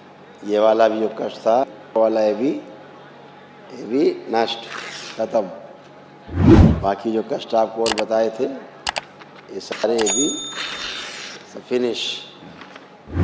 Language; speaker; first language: Hindi; native; Hindi